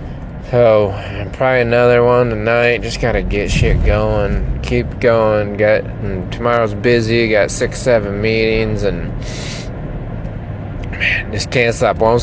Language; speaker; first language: English; native; English